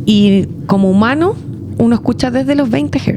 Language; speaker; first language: Spanish; native; Spanish